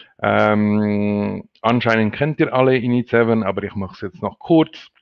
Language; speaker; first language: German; non-native, local second language; French